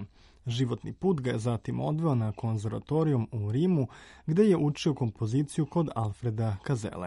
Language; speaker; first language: Croatian; native; Croatian